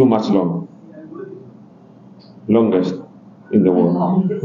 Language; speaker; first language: English; non-native, learner; Spanish